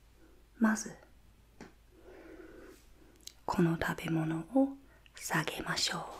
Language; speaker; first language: Japanese; non-native, fluent; English